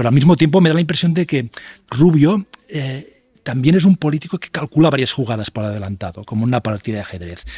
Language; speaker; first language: Spanish; native; Spanish